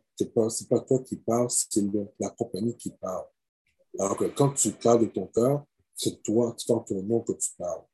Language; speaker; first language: French; native; French